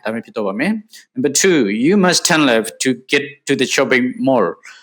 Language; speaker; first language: English; non-native, fluent; Burmese